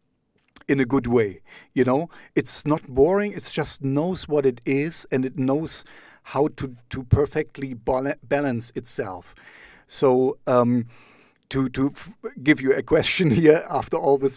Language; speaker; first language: English; non-native, fluent; German